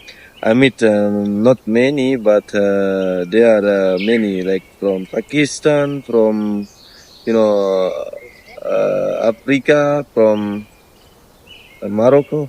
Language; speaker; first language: English; non-native, learner; Indonesian